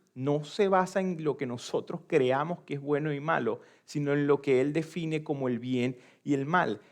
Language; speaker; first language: Spanish; native; Spanish